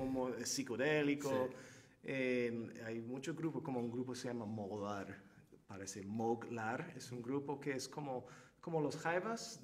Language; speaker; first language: Spanish; non-native, fluent; Turkish